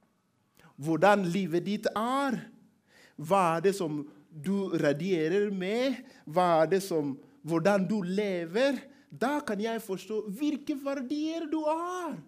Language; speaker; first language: Norwegian; non-native, fluent; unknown